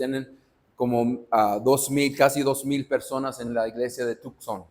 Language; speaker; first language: Spanish; non-native, fluent; English